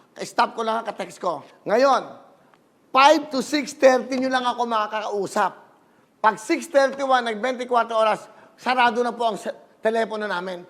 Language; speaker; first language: Filipino; native; Filipino